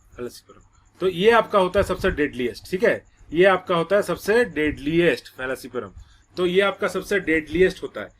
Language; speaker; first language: Hindi; non-native, local second language; Bangla